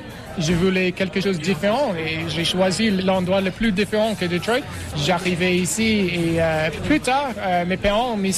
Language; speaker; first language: French; non-native, learner; English